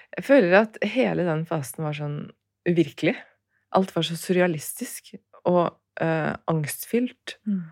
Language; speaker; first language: Norwegian; early bilingual, other home language; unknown